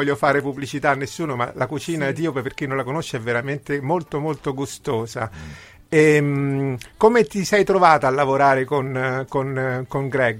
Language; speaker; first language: Italian; native; Italian